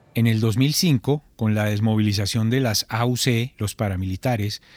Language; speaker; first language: Spanish; native; Spanish